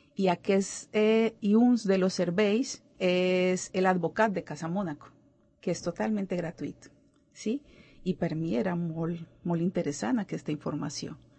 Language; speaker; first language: Catalan; non-native, learner; Spanish